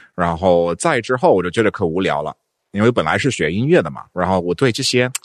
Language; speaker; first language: Chinese; non-native, fluent; English